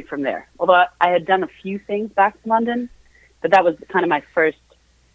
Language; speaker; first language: English; native; English